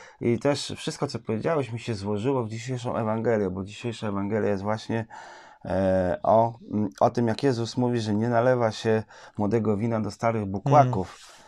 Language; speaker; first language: Polish; native; Polish